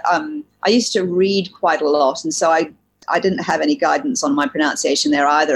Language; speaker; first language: English; native; English